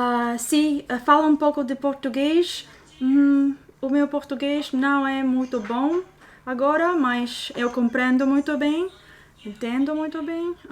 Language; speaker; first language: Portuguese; non-native, learner; English